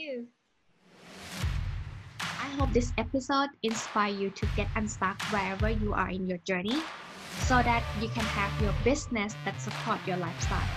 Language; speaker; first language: English; non-native, learner; Thai